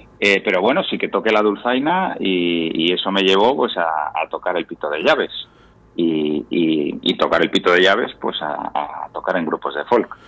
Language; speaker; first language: Spanish; native; Spanish